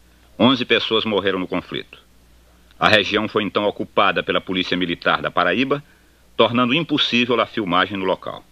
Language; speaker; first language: Portuguese; native; Portuguese